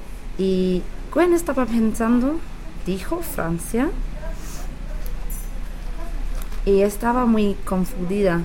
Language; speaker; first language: Spanish; non-native, learner; English